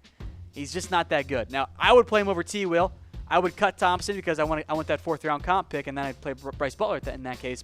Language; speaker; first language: English; native; English